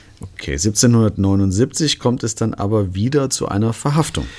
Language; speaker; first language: German; native; German